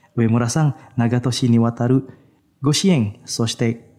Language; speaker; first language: Japanese; non-native, fluent; Indonesian